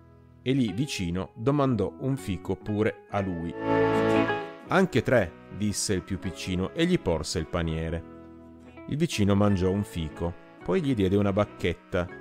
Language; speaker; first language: Italian; native; Italian